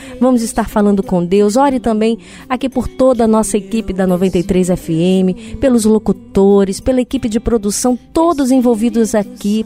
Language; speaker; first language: Portuguese; native; Portuguese